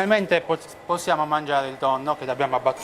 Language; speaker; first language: Italian; native; Italian